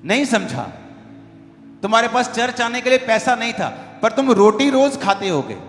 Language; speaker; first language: Hindi; non-native, local second language; Punjabi